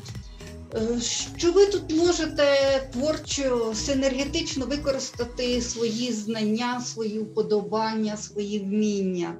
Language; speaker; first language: Ukrainian; native; Ukrainian